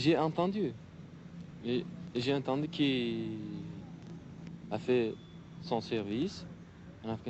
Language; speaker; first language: French; non-native, learner; Uzbek